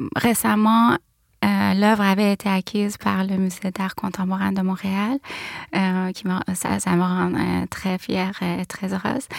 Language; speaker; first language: French; non-native, fluent; Persian